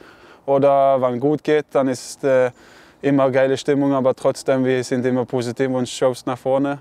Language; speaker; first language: German; non-native, fluent; Norwegian